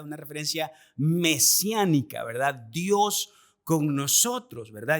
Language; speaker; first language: Spanish; native; Spanish